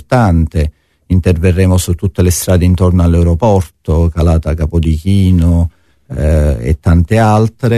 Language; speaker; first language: Italian; native; Italian